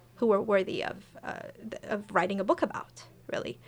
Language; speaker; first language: English; early bilingual, other home language; Persian